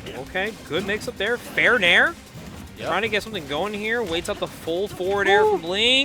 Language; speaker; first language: English; native; English